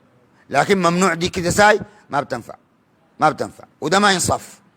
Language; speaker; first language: Arabic; native; Arabic